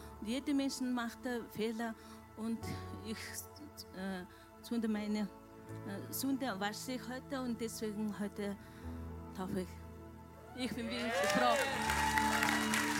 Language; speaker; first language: German; non-native, learner; Mongolian